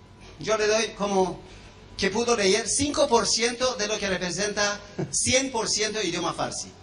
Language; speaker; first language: Spanish; non-native, fluent; Persian